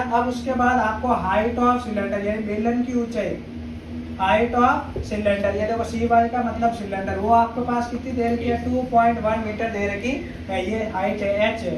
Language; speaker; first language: Hindi; native; Hindi